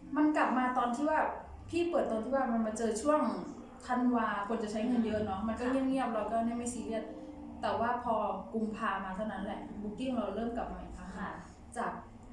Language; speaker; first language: Thai; native; Thai